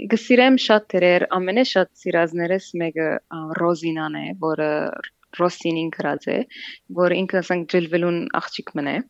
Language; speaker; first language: Armenian; native; Armenian